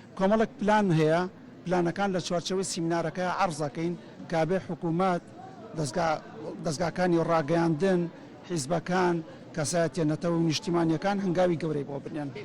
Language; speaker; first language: Central Kurdish; native; Central Kurdish